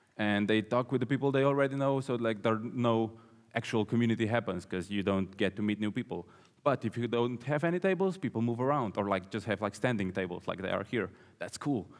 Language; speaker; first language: English; non-native, fluent; Slovenian